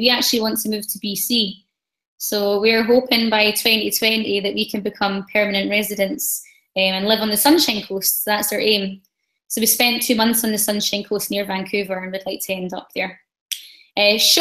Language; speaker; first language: English; native; English